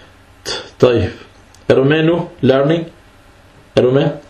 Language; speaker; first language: Danish; early bilingual, other home language; Arabic